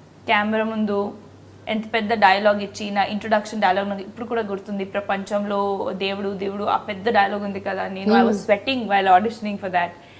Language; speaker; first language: Telugu; non-native, fluent; Hindi